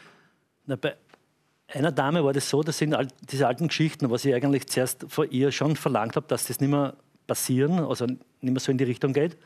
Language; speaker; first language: German; native; German